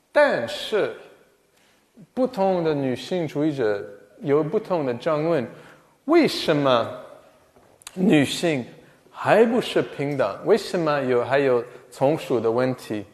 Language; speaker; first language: Chinese; non-native, fluent; English